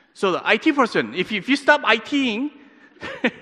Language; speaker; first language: English; native; English